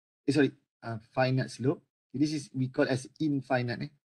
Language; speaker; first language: English; non-native, local second language; Malay